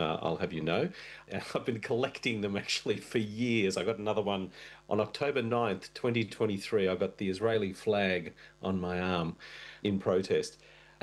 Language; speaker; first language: English; non-native, fluent; Russian